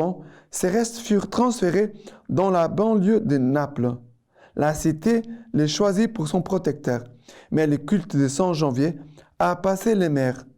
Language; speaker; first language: French; non-native, fluent; Portuguese